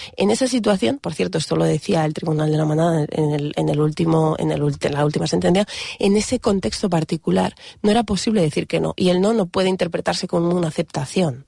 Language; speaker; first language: Spanish; native; Spanish